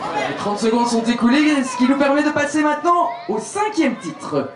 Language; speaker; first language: French; native; French